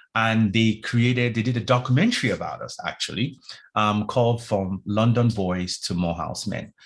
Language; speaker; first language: English; non-native, local second language; Yoruba